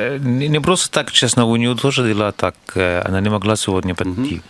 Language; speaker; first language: Russian; non-native, learner; Lingala